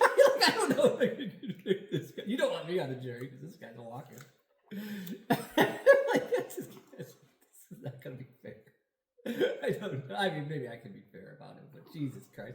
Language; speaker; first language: English; native; English